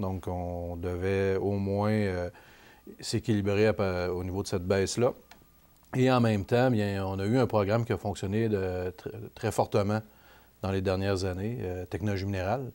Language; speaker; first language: French; native; French